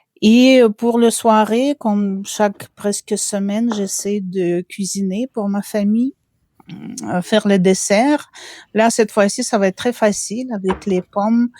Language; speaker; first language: French; non-native, fluent; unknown